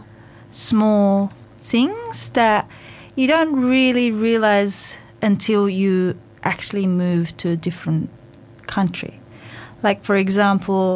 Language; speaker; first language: English; native; English